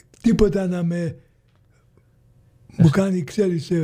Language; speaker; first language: Greek; early bilingual, other home language; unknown